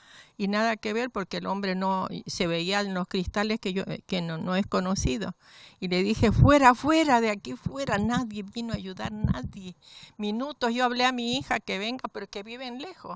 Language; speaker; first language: Spanish; native; Spanish